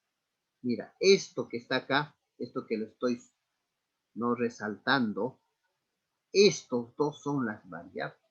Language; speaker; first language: Spanish; native; Spanish